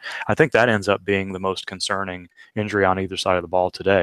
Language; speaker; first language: English; native; English